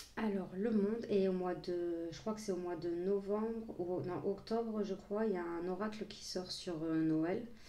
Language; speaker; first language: French; native; French